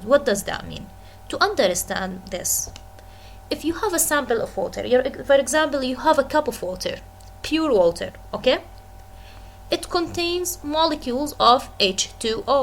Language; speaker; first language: English; non-native, fluent; Arabic